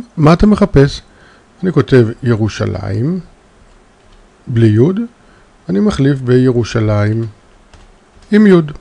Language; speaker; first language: Hebrew; native; Hebrew